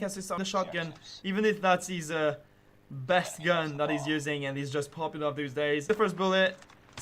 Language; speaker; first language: English; non-native, fluent; French